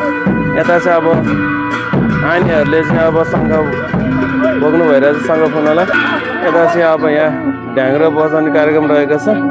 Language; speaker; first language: Nepali; non-native, local second language; Eastern Tamang